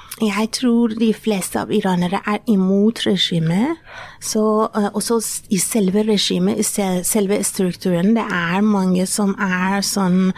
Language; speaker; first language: Norwegian; non-native, fluent; Persian